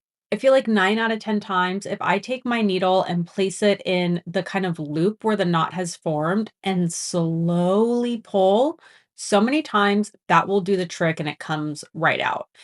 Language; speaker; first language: English; native; English